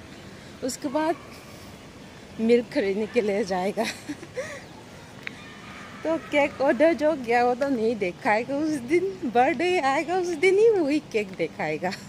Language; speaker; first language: Hindi; non-native, local second language; Bangla